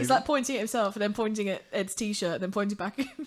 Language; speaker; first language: English; native; English